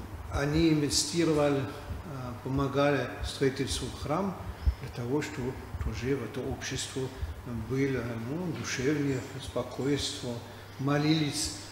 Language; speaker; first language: Russian; non-native, fluent; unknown